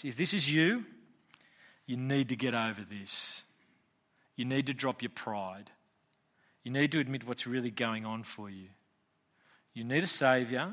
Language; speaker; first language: English; native; English